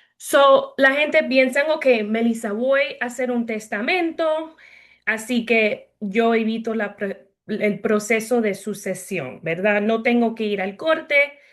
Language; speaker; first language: Spanish; early bilingual, heritage; Spanish